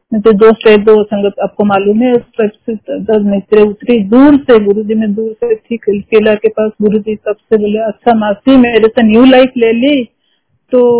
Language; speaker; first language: Hindi; non-native, local second language; Odia